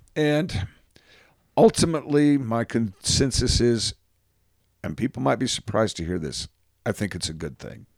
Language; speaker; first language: English; native; English